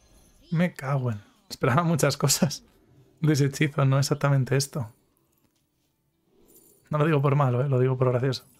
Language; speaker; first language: Spanish; native; Spanish